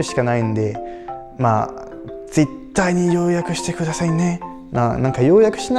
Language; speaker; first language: Japanese; non-native, fluent; French